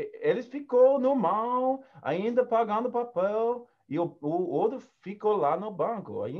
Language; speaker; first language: Portuguese; non-native, learner; English